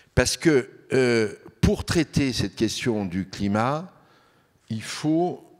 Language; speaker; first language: French; native; French